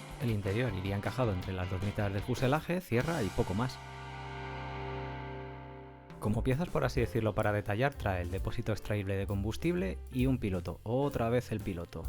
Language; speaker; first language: Spanish; native; Spanish